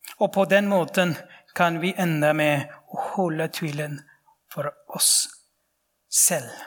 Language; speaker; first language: Norwegian; non-native, fluent; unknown